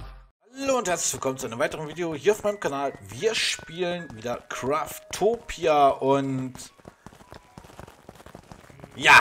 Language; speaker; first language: German; native; German